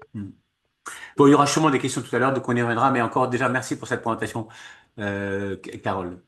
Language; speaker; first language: French; native; French